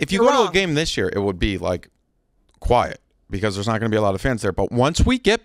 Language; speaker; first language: English; native; English